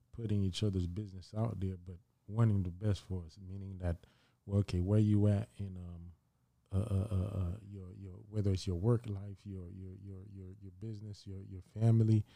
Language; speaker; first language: English; early bilingual, other home language; Haitian Creole